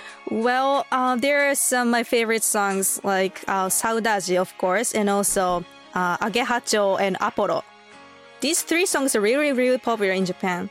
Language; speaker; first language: English; non-native, fluent; Japanese